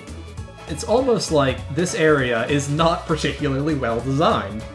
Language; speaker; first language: English; native; English